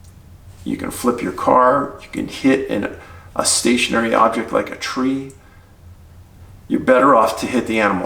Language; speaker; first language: English; native; English